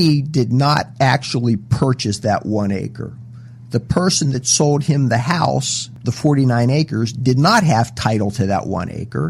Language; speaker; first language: English; native; English